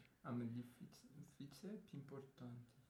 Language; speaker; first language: Italian; non-native, learner; Portuguese